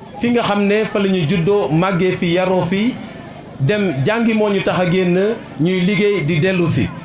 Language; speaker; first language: Wolof; non-native, local second language; Serer